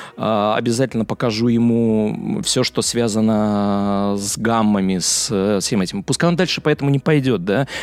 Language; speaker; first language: Russian; native; Russian